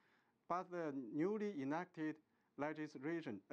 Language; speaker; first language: English; non-native, fluent; Chinese